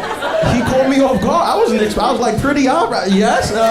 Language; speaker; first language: English; native; English